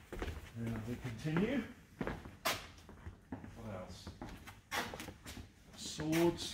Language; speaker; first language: English; native; English